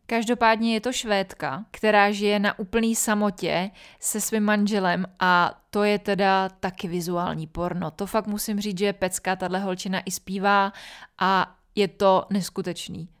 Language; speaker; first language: Czech; native; Czech